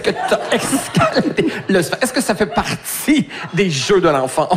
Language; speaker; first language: French; native; French